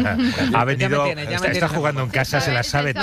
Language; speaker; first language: Spanish; native; Spanish